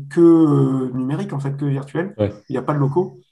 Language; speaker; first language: French; native; French